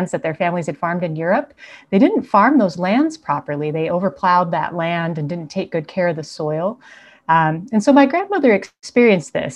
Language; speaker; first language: English; native; English